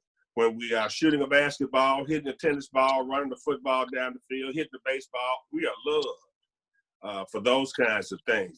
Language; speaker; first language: English; native; English